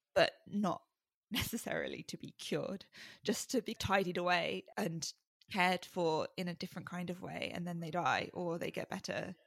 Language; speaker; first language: English; native; English